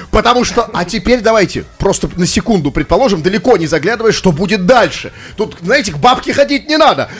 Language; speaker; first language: Russian; native; Russian